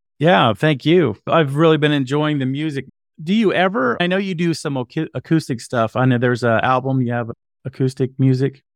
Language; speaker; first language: English; native; English